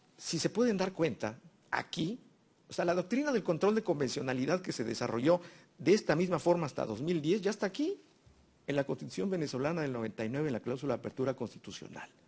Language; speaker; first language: Spanish; native; Spanish